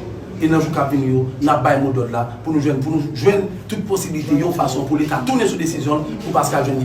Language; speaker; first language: Haitian Creole; native; Haitian Creole